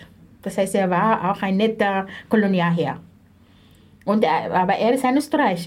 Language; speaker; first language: German; non-native, fluent; Arabic